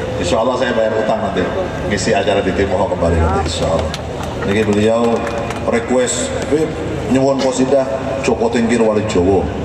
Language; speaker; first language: Indonesian; non-native, local second language; Javanese